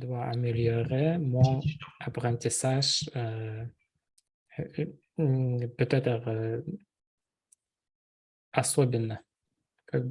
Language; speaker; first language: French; non-native, learner; Russian